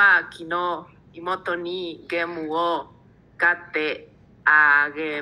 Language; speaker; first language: Japanese; non-native, learner; Spanish